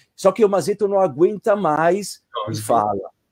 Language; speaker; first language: Portuguese; non-native, fluent; Italian